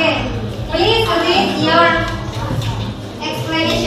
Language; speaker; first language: English; non-native, learner; Indonesian